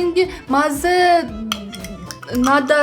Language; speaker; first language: Persian; non-native, learner; Russian